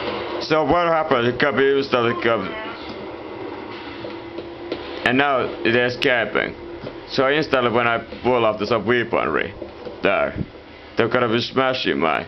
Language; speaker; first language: English; non-native, fluent; Italian